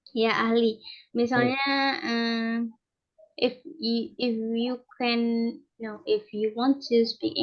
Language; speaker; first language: English; non-native, learner; Indonesian